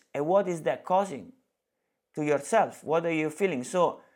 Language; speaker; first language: English; non-native, fluent; Italian